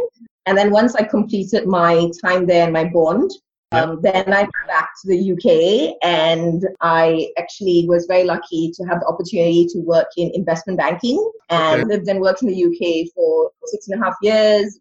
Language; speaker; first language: English; non-native, local second language; Tamil